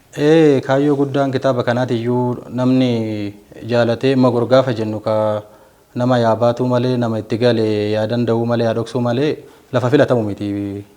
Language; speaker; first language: Oromo; native; Oromo